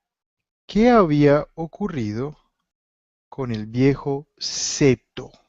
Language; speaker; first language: Spanish; native; Spanish